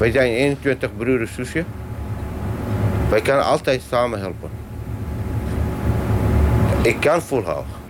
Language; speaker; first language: Dutch; non-native, learner; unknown